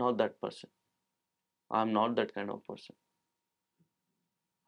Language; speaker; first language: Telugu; non-native, local second language; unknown